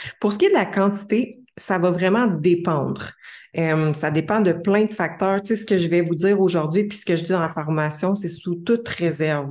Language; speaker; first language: French; native; French